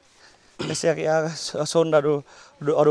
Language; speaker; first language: Portuguese; non-native, learner; Vietnamese